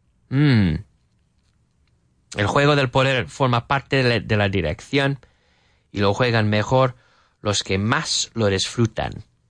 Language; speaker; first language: Spanish; non-native, fluent; English